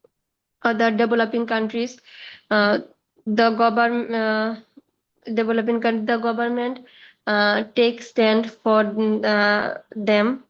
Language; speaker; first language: English; non-native, learner; Bangla